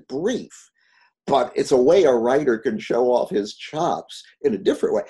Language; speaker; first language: English; native; English